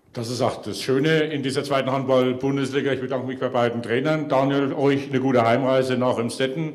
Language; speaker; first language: German; native; German